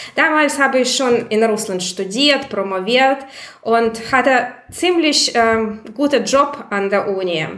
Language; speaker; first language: German; non-native, fluent; Russian